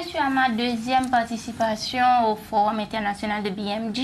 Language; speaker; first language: French; non-native, local second language; Haitian Creole